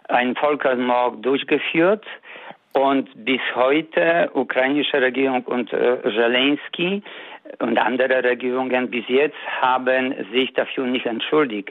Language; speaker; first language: German; non-native, fluent; Polish